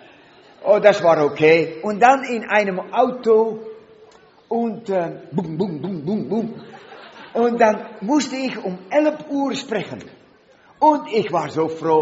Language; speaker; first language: German; non-native, learner; Dutch